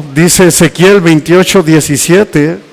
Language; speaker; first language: Spanish; native; Spanish